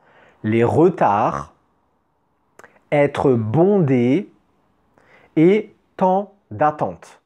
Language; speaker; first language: French; native; French